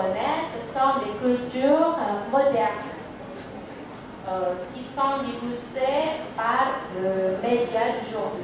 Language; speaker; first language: French; non-native, fluent; Indonesian